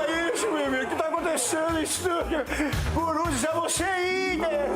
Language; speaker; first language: Portuguese; native; Portuguese